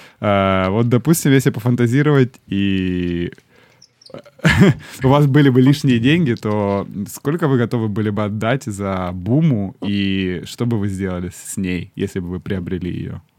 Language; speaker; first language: Russian; native; Russian